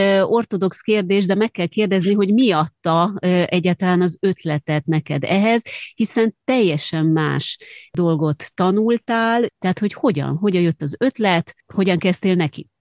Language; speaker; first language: Hungarian; native; Hungarian